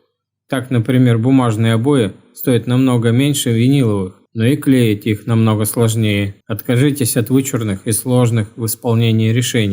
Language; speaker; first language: Russian; native; Russian